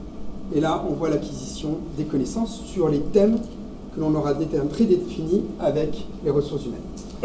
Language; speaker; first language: French; native; French